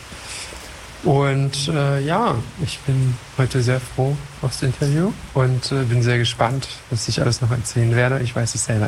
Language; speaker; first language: German; non-native, fluent; French